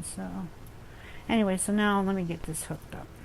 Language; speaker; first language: English; native; English